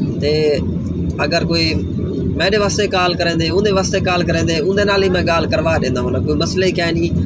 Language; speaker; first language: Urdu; non-native, local second language; Saraiki